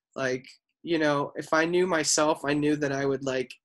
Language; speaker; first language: English; native; English